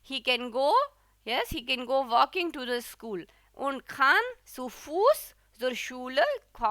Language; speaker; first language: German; non-native, fluent; Hindi